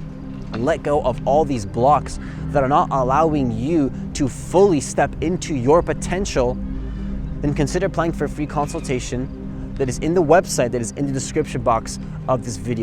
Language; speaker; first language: English; native; English